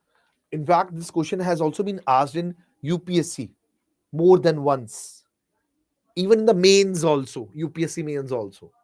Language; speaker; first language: English; non-native, local second language; Hindi